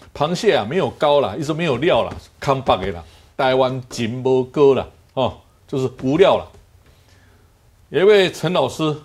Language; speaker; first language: Chinese; native; Chinese